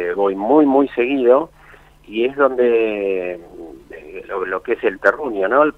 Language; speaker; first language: Spanish; native; Spanish